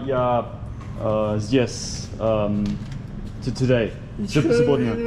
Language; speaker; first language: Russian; non-native, learner; English